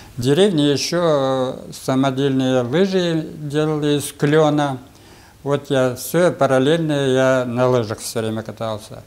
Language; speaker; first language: Russian; non-native, local second language; Bashkir